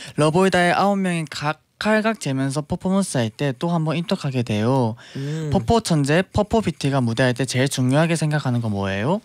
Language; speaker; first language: Korean; native; Korean